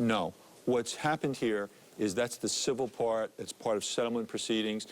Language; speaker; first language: English; native; English